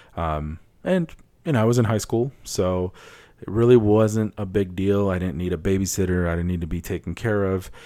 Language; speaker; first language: English; early bilingual, other home language; Spanish